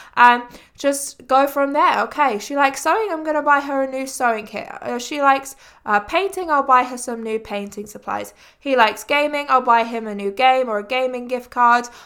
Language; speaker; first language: English; native; English